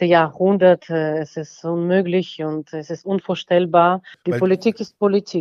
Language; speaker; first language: German; non-native, fluent; Ukrainian